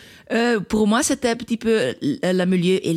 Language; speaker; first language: French; non-native, local second language; Dutch